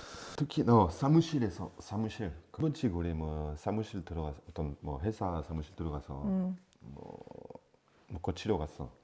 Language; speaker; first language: Korean; non-native, fluent; French